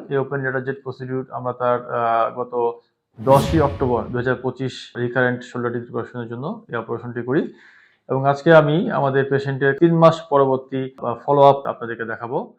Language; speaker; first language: Bangla; native; Bangla